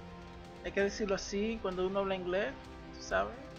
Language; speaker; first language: Spanish; native; Spanish